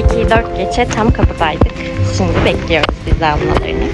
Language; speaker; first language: Turkish; native; Turkish